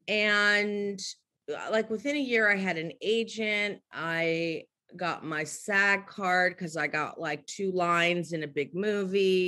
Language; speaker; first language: English; native; English